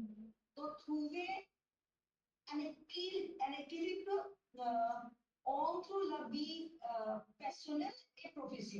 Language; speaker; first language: French; non-native, learner; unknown